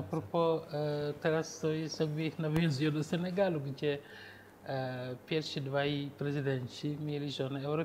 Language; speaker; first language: Polish; non-native, fluent; Wolof